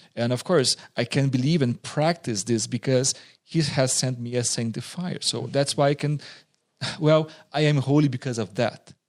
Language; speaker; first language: English; non-native, fluent; Portuguese